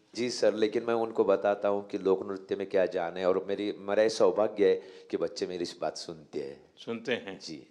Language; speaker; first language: Hindi; non-native, local second language; Marathi